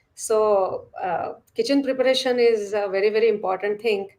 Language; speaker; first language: English; non-native, local second language; Marathi